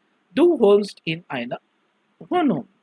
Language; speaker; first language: German; non-native, learner; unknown